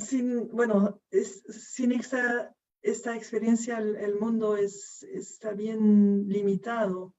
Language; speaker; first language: Spanish; non-native, fluent; Dutch